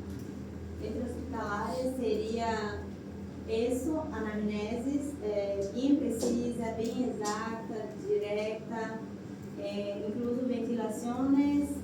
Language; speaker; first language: Portuguese; non-native, learner; Spanish